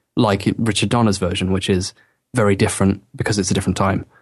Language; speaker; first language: English; native; English